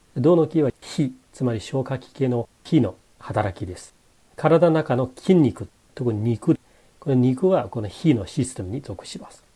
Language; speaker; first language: Japanese; non-native, fluent; Chinese